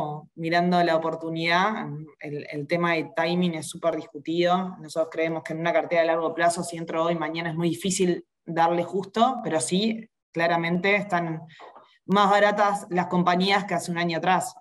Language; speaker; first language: Spanish; native; Spanish